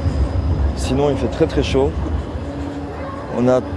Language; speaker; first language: French; early bilingual, heritage; Turkish